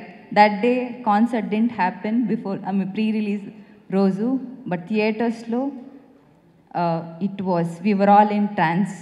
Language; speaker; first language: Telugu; non-native, fluent; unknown